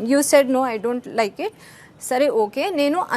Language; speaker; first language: Telugu; non-native, learner; Hindi